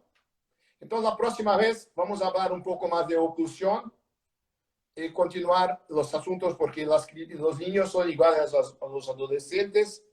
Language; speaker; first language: Spanish; non-native, learner; Portuguese